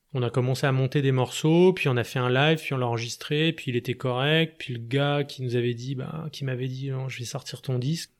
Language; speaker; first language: French; native; French